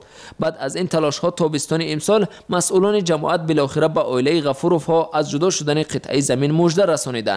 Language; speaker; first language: Persian; native; Persian